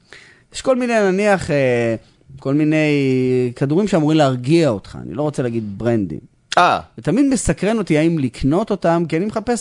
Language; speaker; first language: Hebrew; native; Hebrew